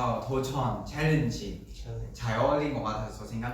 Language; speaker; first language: Korean; non-native, learner; Vietnamese